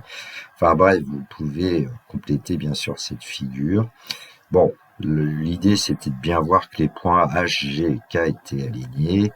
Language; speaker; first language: French; native; French